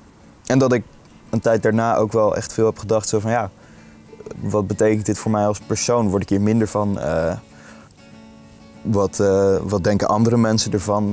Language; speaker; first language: Dutch; native; Dutch